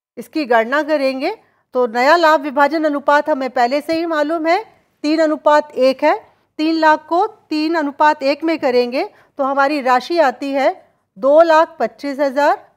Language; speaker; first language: Hindi; native; Hindi